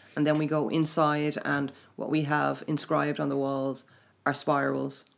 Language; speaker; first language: English; native; English